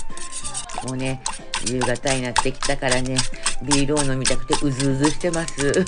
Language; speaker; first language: Japanese; native; Japanese